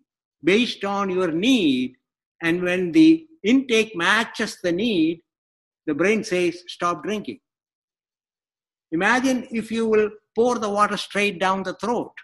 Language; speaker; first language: English; non-native, local second language; Malayalam